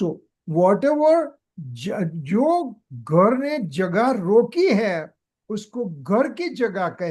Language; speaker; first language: Hindi; non-native, local second language; Gujarati